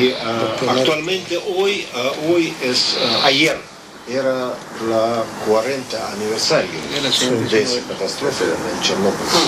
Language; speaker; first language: Spanish; non-native, learner; Russian